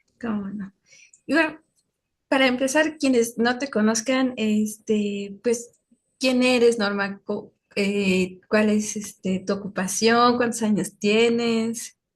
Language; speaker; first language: Spanish; native; Spanish